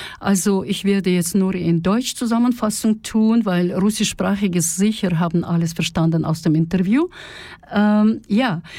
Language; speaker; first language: German; non-native, fluent; Russian